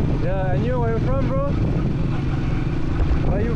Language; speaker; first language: English; non-native, learner; French